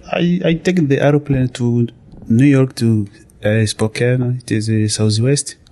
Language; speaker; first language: English; non-native, learner; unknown